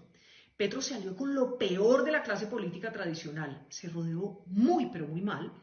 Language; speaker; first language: Spanish; native; Spanish